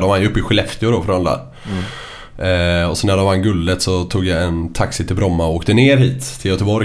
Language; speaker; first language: Swedish; native; Swedish